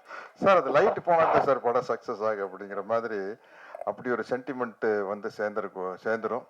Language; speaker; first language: Tamil; native; Tamil